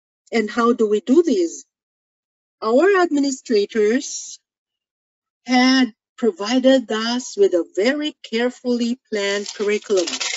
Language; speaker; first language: English; non-native, local second language; Min Nan Chinese